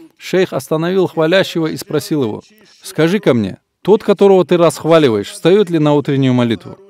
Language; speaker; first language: Russian; non-native, local second language; Avaric